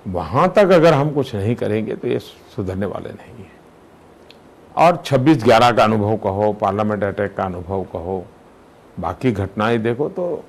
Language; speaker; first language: Hindi; non-native, local second language; Gujarati